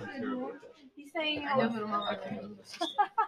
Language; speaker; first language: English; non-native, fluent; Portuguese